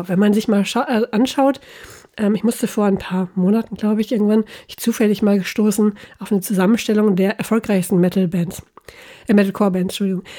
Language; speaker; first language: German; native; German